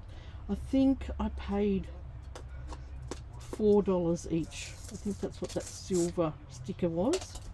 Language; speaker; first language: English; native; English